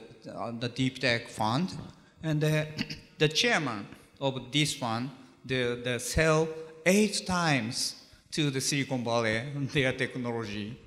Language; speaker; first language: English; non-native, learner; Japanese